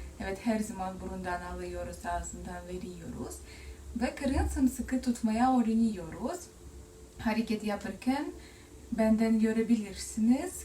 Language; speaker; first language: Turkish; non-native, learner; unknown